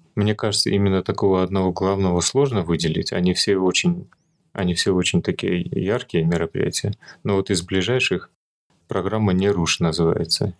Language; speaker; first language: Russian; early bilingual, other home language; Armenian